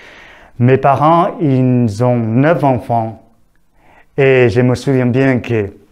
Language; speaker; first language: French; non-native, fluent; Vietnamese